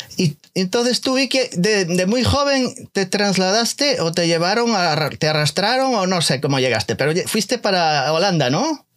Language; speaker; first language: Spanish; native; Spanish